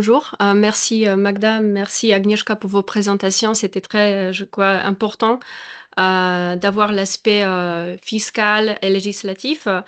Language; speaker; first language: French; non-native, fluent; Polish